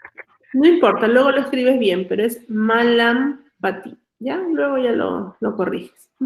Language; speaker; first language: Spanish; native; Spanish